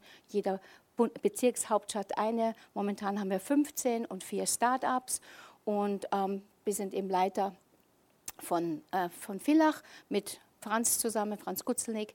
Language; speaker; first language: German; native; German